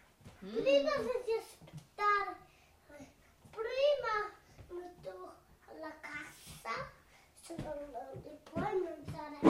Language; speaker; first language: Italian; early bilingual, heritage; Italian